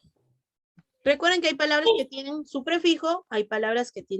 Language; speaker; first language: Spanish; native; Spanish